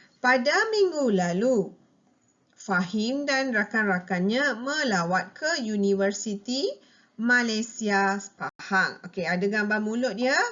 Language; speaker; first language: Malay; non-native, local second language; Tamil